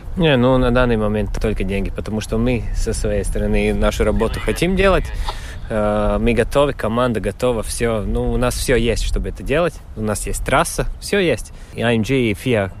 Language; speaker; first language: Russian; non-native, local second language; Latvian